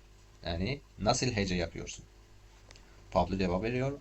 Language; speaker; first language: Turkish; non-native, learner; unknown